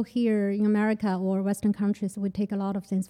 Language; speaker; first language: English; non-native, fluent; Chinese